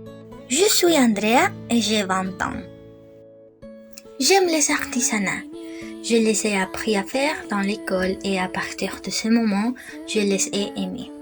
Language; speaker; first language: French; non-native, learner; Spanish